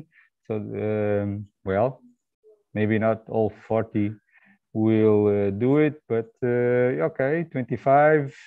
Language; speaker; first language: English; non-native, fluent; Portuguese